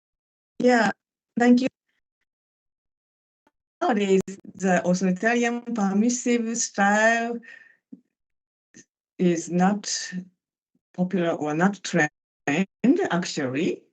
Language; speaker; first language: English; non-native, fluent; Japanese